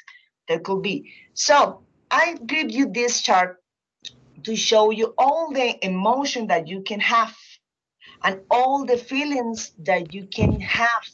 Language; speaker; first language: English; non-native, fluent; Spanish